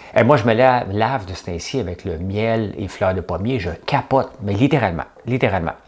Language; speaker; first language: French; native; French